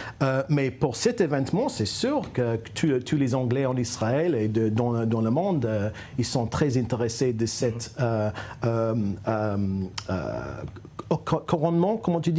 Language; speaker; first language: French; non-native, fluent; English